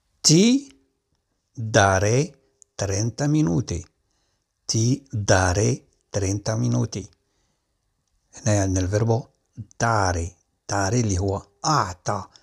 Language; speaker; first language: Italian; non-native, fluent; Arabic